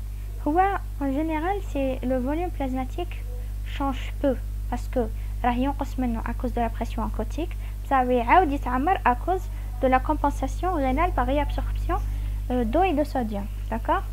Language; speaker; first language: French; non-native, local second language; Arabic